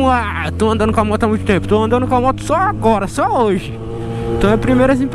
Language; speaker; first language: Portuguese; native; Portuguese